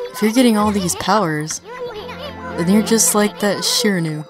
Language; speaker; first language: English; native; English